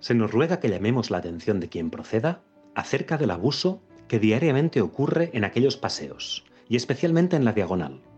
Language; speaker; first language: Spanish; non-native, local second language; Catalan